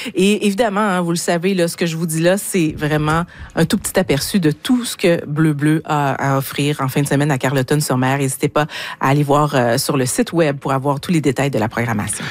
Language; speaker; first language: French; native; French